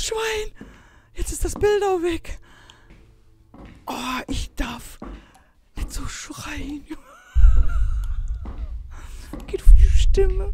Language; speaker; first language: German; native; German